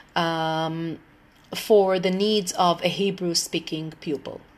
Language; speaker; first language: English; non-native, fluent; Hebrew